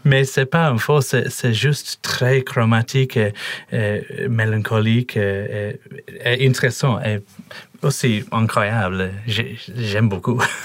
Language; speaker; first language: French; non-native, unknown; English